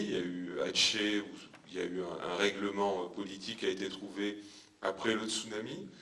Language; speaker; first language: French; native; French